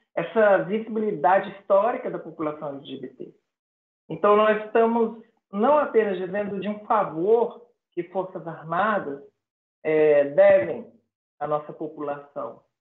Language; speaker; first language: Portuguese; native; Portuguese